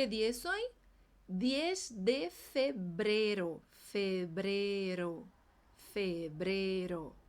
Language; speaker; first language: Spanish; non-native, fluent; Portuguese